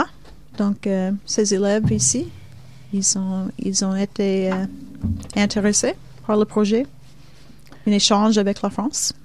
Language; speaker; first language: French; non-native, fluent; Swedish